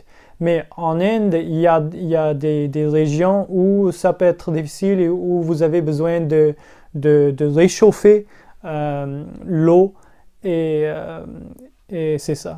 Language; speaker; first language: French; non-native, local second language; English